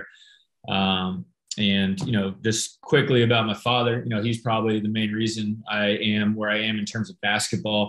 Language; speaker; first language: English; native; English